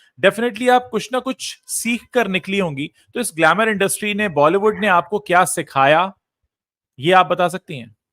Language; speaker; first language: Hindi; native; Hindi